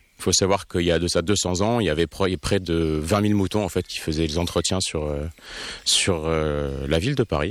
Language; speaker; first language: French; native; French